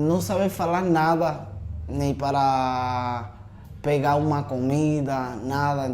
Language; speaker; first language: Portuguese; non-native, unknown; Spanish